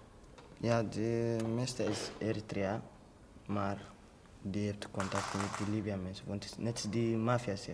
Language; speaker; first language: Dutch; non-native, learner; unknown